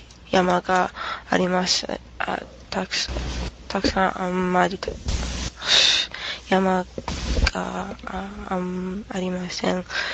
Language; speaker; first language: Japanese; non-native, learner; English